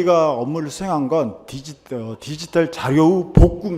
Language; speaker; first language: Korean; native; Korean